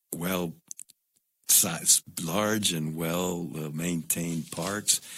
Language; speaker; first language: English; non-native, local second language; Spanish